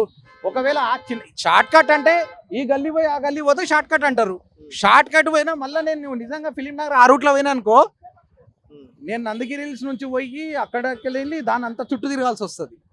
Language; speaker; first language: Telugu; native; Telugu